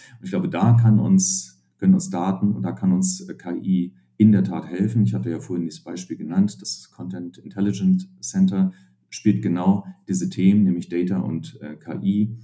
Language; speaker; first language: German; native; German